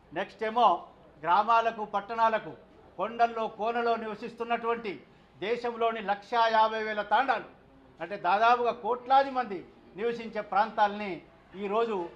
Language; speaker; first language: Telugu; non-native, local second language; Lambadi